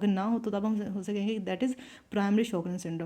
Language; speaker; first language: Hindi; native; Hindi